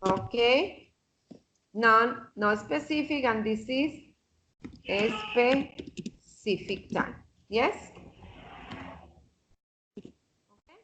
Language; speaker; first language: English; non-native, fluent; Spanish